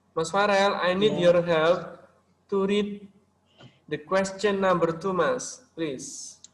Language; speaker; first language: English; non-native, local second language; Indonesian